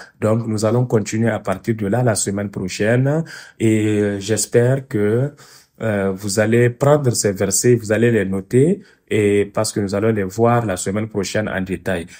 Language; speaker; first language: French; non-native, fluent; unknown